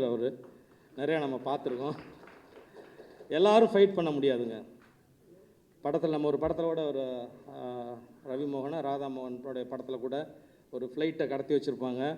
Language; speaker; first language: Tamil; native; Tamil